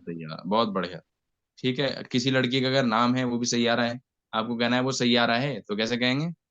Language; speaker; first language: Hindi; native; Hindi